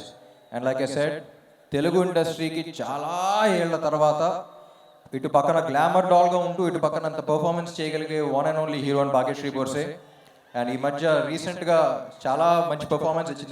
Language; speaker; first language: Telugu; native; Telugu